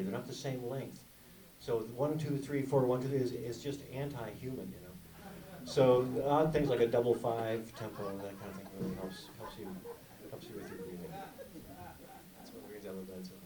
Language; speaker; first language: English; native; English